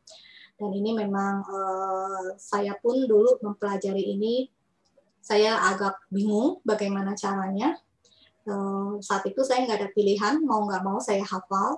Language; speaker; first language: Indonesian; native; Indonesian